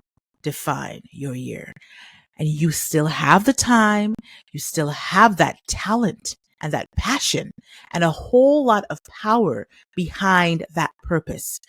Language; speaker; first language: English; native; English